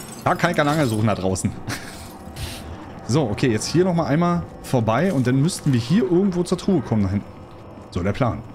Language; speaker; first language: German; native; German